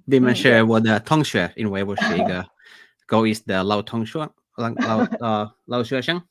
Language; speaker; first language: Chinese; non-native, learner; Finnish